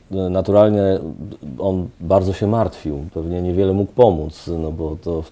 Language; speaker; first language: Polish; native; Polish